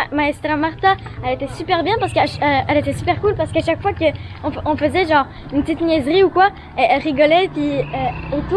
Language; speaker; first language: French; native; French